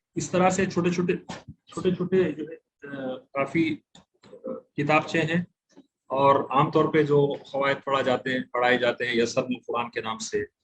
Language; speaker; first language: Urdu; native; Urdu